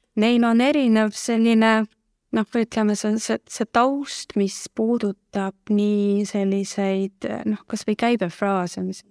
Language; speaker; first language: Estonian; non-native, local second language; Russian